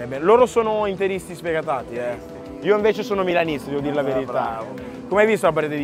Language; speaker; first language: Italian; native; Italian